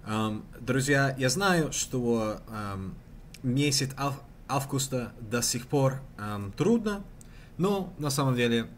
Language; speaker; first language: Russian; non-native, learner; English